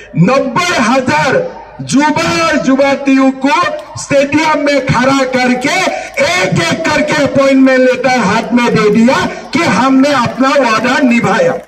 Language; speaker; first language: Hindi; non-native, local second language; Assamese